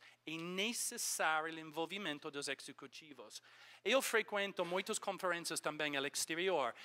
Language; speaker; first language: Portuguese; non-native, fluent; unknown